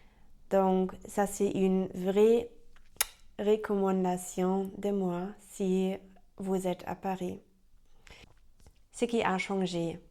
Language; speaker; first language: French; non-native, learner; German